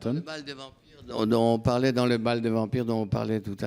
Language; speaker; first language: French; non-native, fluent; Polish